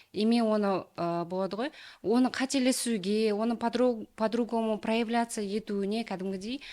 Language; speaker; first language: Russian; non-native, local second language; Kazakh